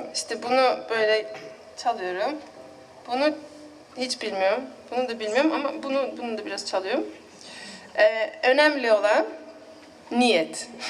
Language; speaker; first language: Turkish; non-native, fluent; Polish